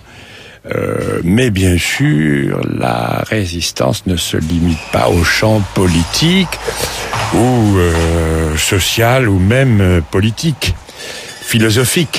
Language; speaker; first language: French; native; French